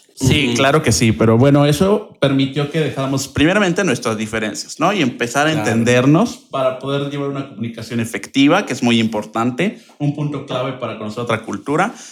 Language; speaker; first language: Spanish; native; Spanish